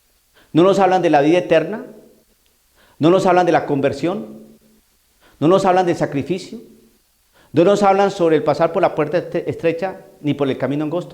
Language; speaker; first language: Spanish; native; Spanish